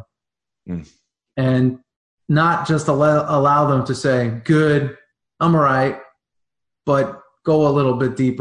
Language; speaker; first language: English; native; English